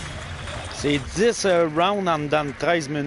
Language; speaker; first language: French; native; French